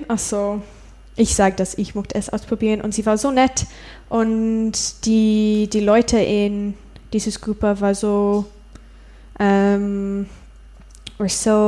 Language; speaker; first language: German; non-native, learner; English